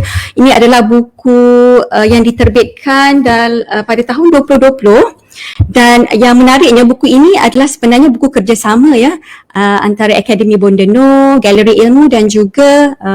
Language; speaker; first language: Malay; native; Malay